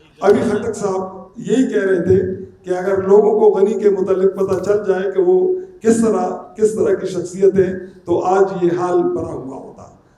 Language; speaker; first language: Urdu; non-native, local second language; Pashto